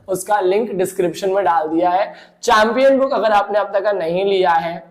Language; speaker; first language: Hindi; non-native, local second language; Marathi